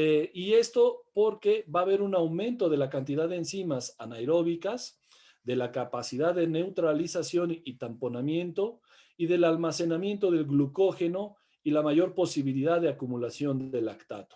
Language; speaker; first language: Spanish; native; Spanish